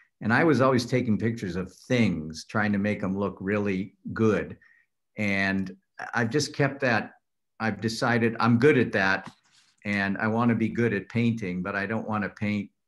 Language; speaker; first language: English; native; English